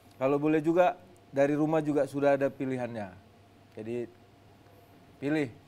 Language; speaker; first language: Indonesian; native; Indonesian